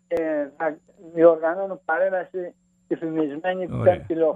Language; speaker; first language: Greek; native; Greek